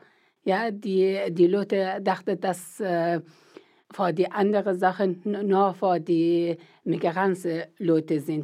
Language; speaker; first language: German; non-native, learner; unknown